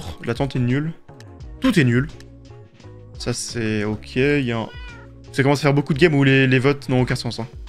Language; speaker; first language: French; native; French